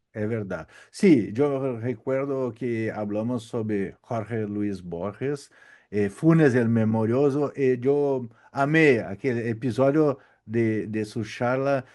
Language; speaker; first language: Spanish; non-native, learner; Portuguese